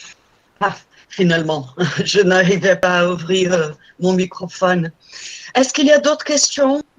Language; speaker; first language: French; non-native, fluent; Portuguese